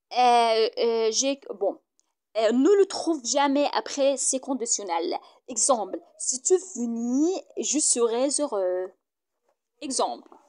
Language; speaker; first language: French; non-native, fluent; Arabic